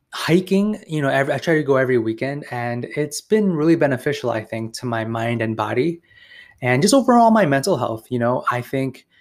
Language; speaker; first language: English; native; English